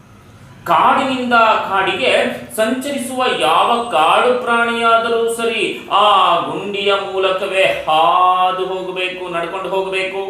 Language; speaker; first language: Kannada; native; Kannada